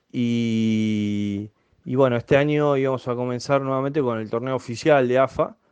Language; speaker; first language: Spanish; native; Spanish